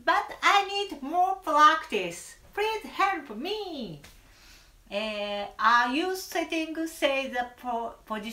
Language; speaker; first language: English; non-native, learner; Japanese